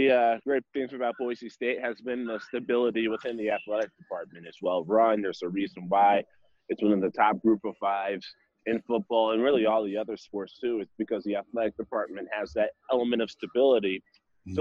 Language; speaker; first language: English; native; English